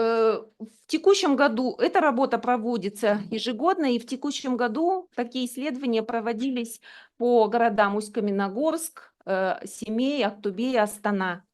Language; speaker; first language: Russian; native; Russian